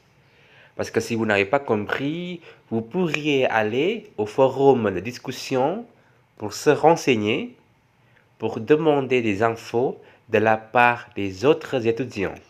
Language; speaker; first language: French; non-native, fluent; Javanese